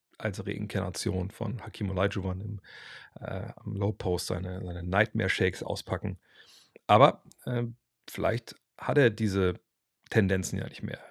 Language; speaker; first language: German; native; German